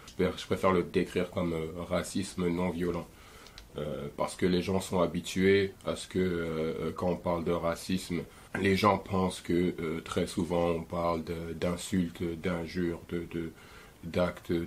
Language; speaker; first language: French; native; French